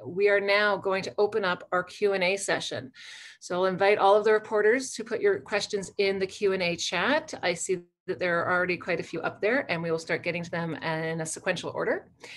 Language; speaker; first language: English; native; English